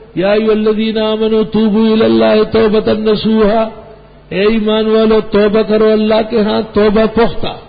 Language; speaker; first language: Urdu; non-native, local second language; Pashto